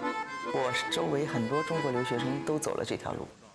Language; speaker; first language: Chinese; native; Chinese